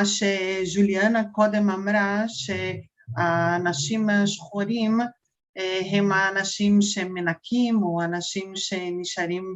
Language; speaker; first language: Hebrew; non-native, fluent; Portuguese